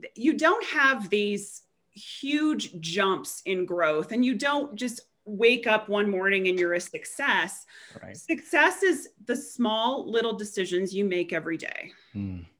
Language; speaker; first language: English; native; English